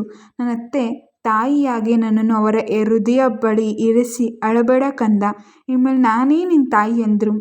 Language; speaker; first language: Kannada; native; Kannada